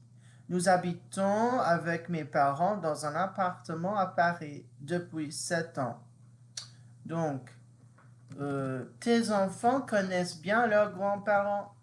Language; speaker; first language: French; non-native, fluent; English